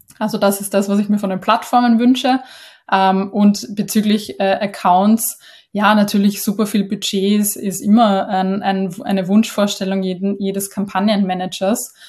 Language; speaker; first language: German; native; German